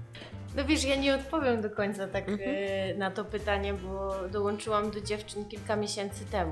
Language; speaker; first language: Polish; native; Polish